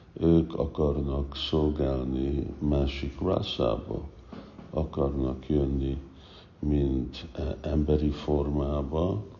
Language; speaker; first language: Hungarian; non-native, fluent; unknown